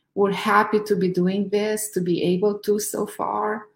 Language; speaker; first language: English; non-native, fluent; Romanian